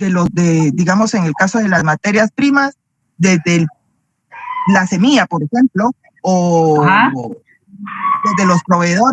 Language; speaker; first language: Spanish; native; Spanish